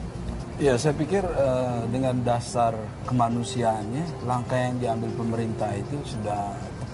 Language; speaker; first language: Indonesian; native; Indonesian